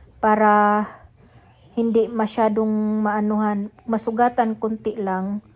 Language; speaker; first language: Filipino; non-native, local second language; Cebuano